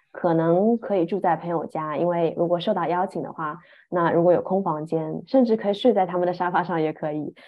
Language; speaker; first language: Chinese; native; Chinese